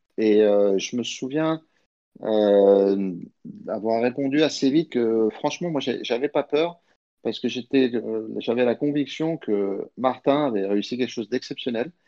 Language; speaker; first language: French; early bilingual, other home language; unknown